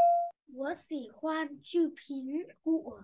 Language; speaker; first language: Chinese; non-native, learner; Vietnamese